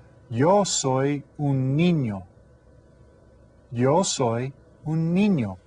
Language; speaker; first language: Spanish; non-native, fluent; English